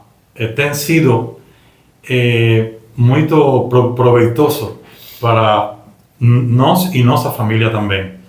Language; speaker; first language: Portuguese; non-native, learner; Spanish